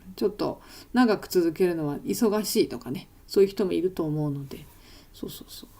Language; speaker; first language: Japanese; native; Japanese